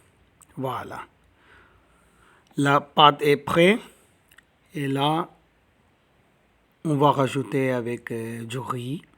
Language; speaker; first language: French; non-native, learner; Tamil